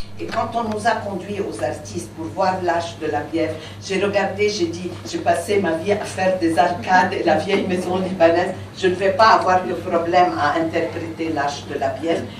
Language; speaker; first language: French; non-native, local second language; Arabic